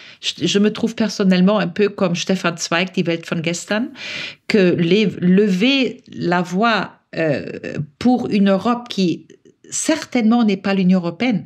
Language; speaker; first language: French; non-native, fluent; German